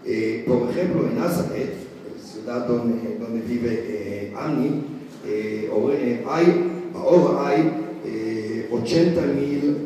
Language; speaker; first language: Spanish; non-native, learner; Hebrew